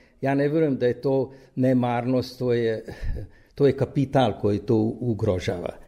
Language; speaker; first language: Serbian; native; Serbian